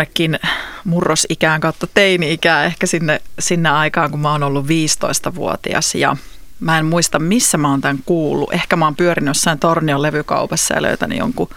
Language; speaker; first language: Finnish; native; Finnish